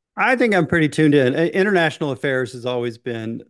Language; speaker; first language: English; native; English